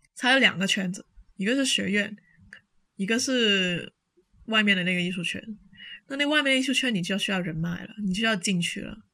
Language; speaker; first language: Chinese; non-native, local second language; Cantonese